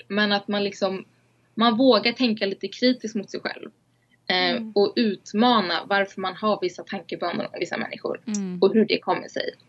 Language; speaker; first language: Swedish; early bilingual, other home language; Somali